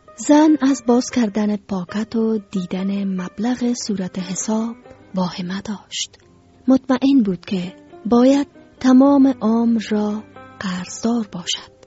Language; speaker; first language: Persian; native; Persian